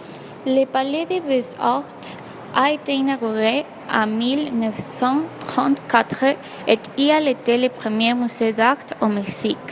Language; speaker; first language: French; non-native, learner; Spanish